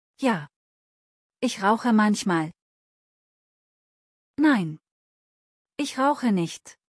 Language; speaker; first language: German; non-native, fluent; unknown